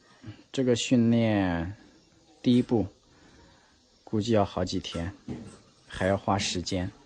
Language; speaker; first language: Chinese; native; Chinese